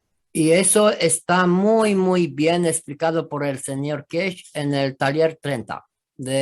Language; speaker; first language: Spanish; non-native, fluent; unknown